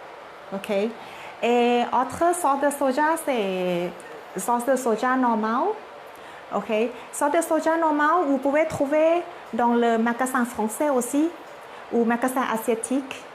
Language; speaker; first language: French; non-native, learner; Thai